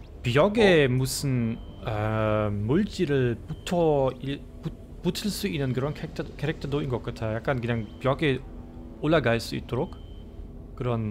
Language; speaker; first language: Korean; non-native, learner; German